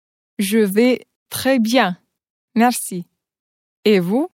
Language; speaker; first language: French; non-native, fluent; Lithuanian